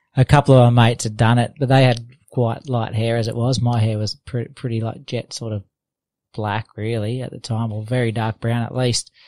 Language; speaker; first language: English; native; English